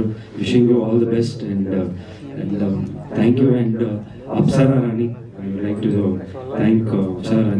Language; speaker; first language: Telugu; non-native, learner; Kannada